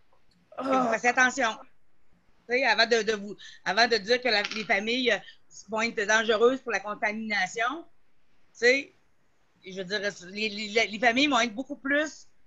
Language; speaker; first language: French; native; French